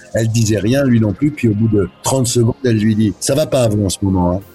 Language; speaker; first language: French; early bilingual, other home language; Italian